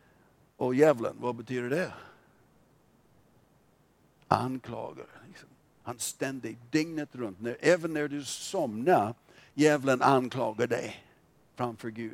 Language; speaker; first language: Swedish; non-native, fluent; English